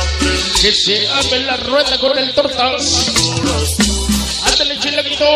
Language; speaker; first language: Spanish; native; Spanish